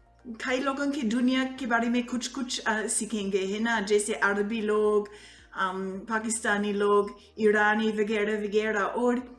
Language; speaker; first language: Hindi; non-native, fluent; Italian